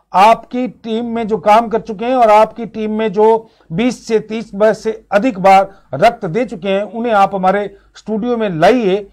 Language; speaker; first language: Hindi; native; Hindi